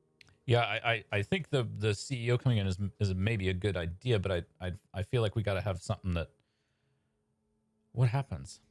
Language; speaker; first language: English; native; English